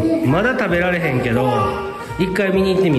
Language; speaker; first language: Japanese; native; Japanese